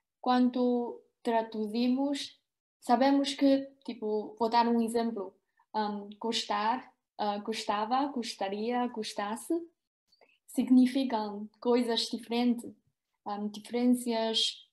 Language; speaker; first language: Portuguese; non-native, fluent; Chinese